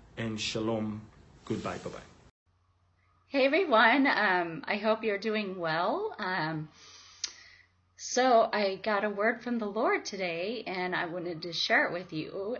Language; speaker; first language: English; non-native, fluent; Hebrew